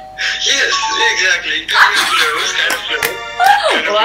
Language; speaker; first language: English; non-native, local second language; Urdu